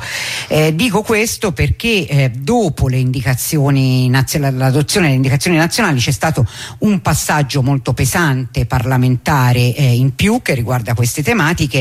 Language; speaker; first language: Italian; native; Italian